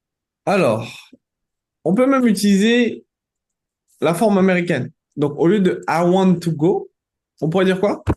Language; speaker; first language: French; native; French